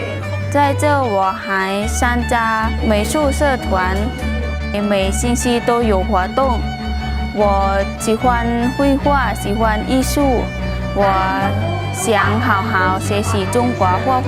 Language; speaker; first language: Chinese; non-native, learner; Lao